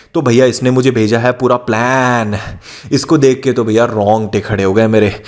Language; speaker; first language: Hindi; native; Hindi